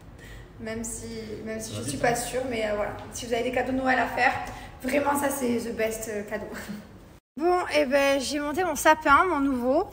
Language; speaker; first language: French; native; French